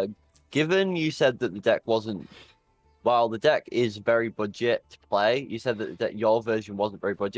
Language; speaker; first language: English; native; English